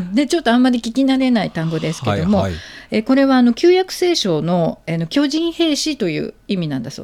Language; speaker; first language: Japanese; native; Japanese